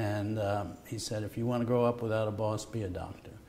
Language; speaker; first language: English; native; English